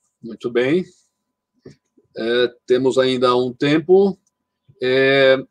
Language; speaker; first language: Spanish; non-native, fluent; Portuguese